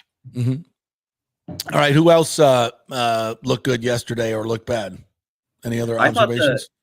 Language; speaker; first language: English; native; English